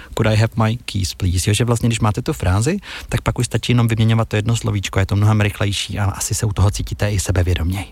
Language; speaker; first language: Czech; native; Czech